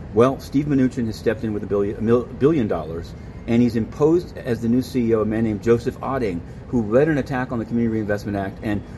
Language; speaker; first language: English; native; English